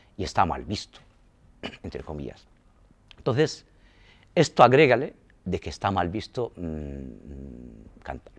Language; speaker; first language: Spanish; non-native, local second language; Arabic